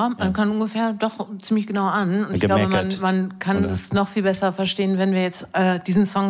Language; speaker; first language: German; native; German